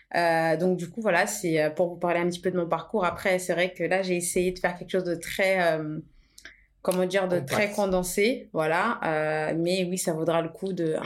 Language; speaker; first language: French; non-native, fluent; Portuguese